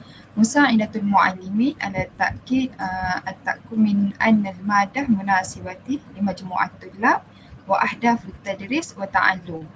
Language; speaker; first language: Arabic; non-native, learner; Malay